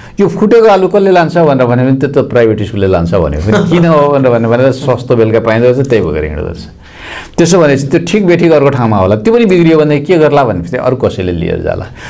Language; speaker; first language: Nepali; native; Nepali